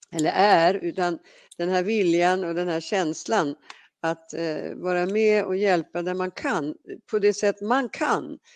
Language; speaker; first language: Swedish; native; Swedish